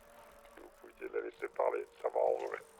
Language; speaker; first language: French; native; French